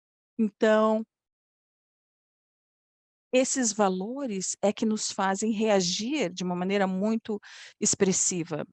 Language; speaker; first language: Portuguese; non-native, fluent; Polish